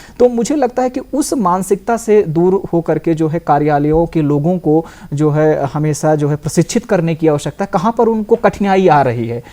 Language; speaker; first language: Hindi; native; Hindi